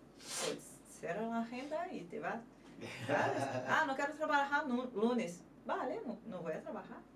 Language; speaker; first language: Spanish; non-native, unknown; Portuguese